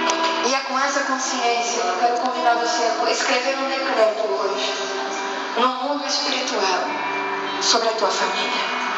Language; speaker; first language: Portuguese; native; Portuguese